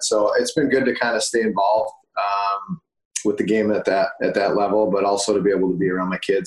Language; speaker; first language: English; native; English